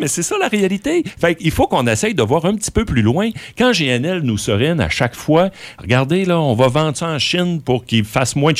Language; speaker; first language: French; native; French